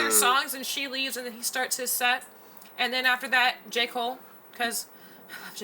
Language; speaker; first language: English; native; English